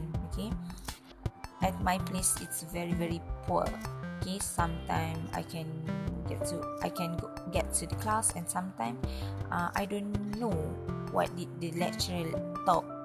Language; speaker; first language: English; non-native, learner; Malay